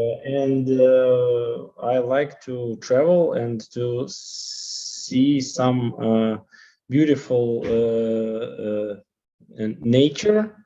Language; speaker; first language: English; non-native, learner; Russian